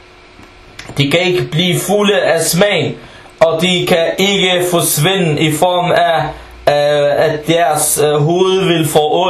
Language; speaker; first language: Danish; non-native, fluent; Arabic